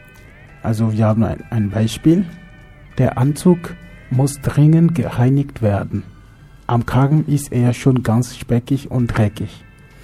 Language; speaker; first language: German; non-native, fluent; French